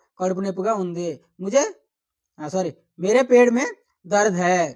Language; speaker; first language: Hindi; non-native, local second language; Telugu